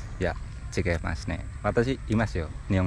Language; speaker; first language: Japanese; non-native, learner; Indonesian